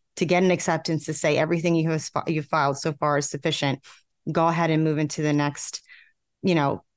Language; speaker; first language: English; native; English